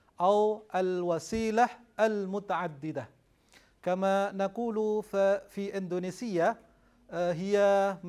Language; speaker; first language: Arabic; non-native, fluent; Indonesian